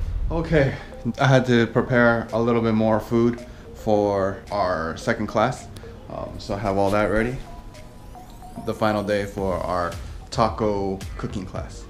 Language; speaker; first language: English; native; English